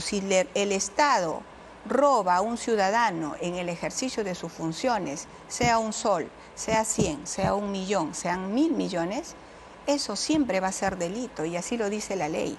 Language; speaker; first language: Spanish; native; Spanish